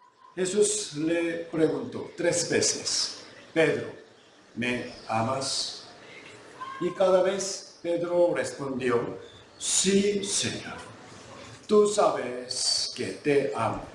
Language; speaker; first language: Spanish; non-native, fluent; Korean